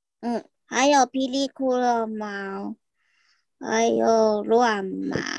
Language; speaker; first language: Chinese; native; Chinese